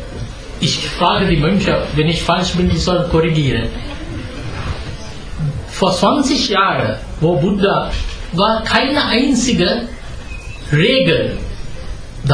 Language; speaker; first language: German; non-native, fluent; Sinhala